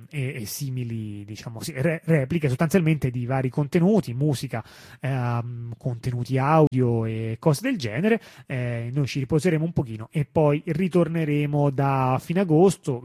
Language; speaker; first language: Italian; native; Italian